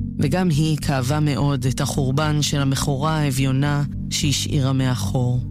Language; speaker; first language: Hebrew; native; Hebrew